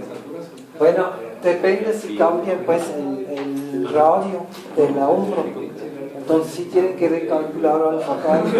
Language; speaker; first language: Spanish; non-native, fluent; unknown